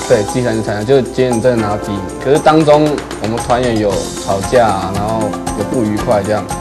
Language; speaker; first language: Chinese; native; Chinese